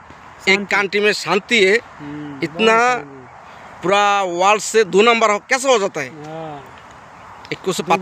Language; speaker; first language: Hindi; non-native, learner; Bangla